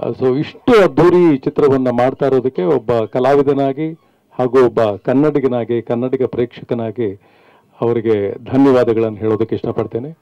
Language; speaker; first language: Kannada; native; Kannada